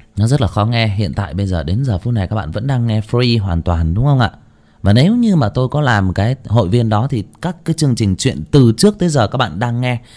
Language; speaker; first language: Vietnamese; non-native, local second language; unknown